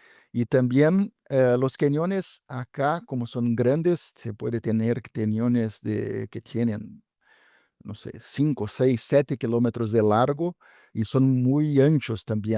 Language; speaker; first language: Spanish; non-native, fluent; Portuguese